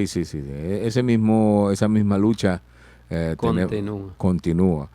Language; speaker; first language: Spanish; early bilingual, heritage; Spanish